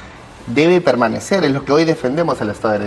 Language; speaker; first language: Spanish; native; Spanish